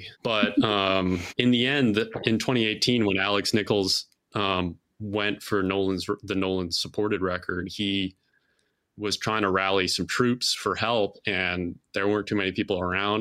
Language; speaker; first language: English; native; English